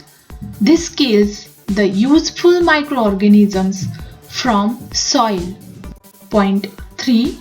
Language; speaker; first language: English; non-native, local second language; Marathi